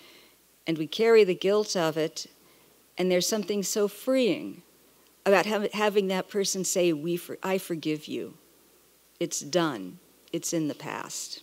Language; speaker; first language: English; native; English